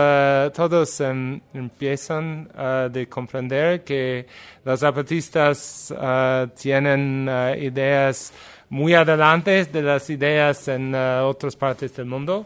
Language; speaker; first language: Spanish; non-native, learner; English